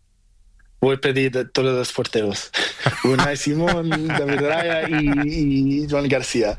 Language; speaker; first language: Spanish; non-native, learner; Portuguese